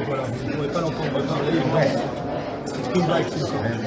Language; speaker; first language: French; native; French